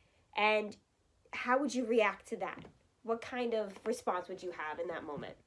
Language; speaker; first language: English; native; English